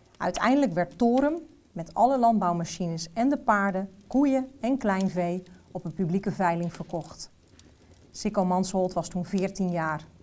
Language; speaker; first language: Dutch; native; Dutch